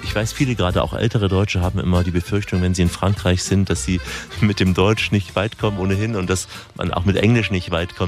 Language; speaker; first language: German; native; German